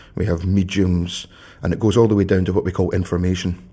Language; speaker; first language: English; native; English